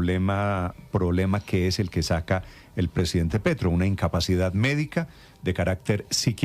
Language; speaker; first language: Spanish; native; Spanish